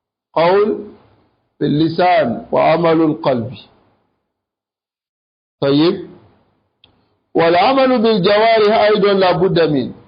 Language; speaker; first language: Arabic; non-native, fluent; French